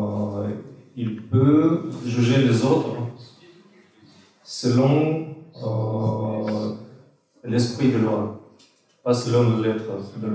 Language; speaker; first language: French; non-native, fluent; Russian